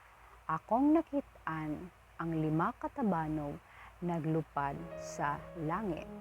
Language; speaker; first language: Cebuano; non-native, learner; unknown